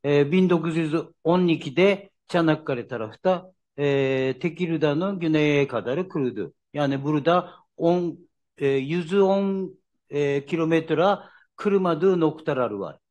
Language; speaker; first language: Turkish; non-native, learner; Japanese